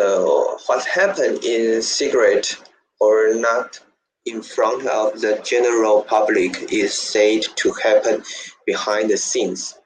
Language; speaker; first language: English; non-native, learner; Chinese